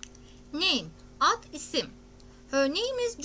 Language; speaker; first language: English; non-native, fluent; Turkish